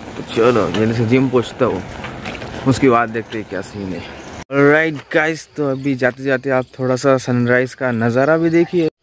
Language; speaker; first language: Hindi; non-native, local second language; Marathi